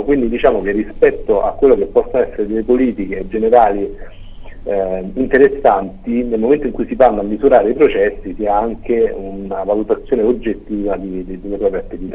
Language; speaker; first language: Italian; native; Italian